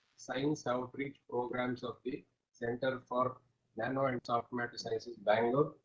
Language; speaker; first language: English; non-native, local second language; Kannada